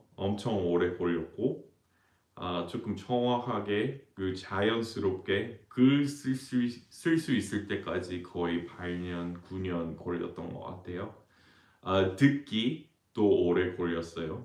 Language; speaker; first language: Korean; non-native, fluent; English